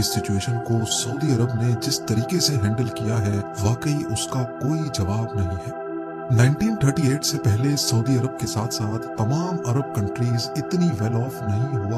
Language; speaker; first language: Urdu; native; Urdu